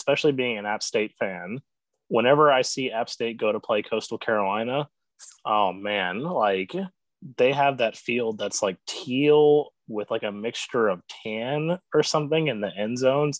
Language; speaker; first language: English; native; English